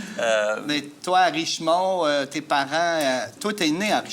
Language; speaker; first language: French; native; French